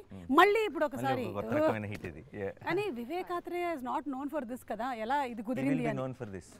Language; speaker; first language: Telugu; native; Telugu